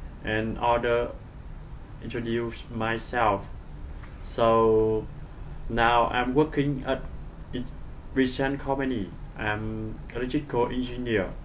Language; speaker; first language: English; non-native, learner; Vietnamese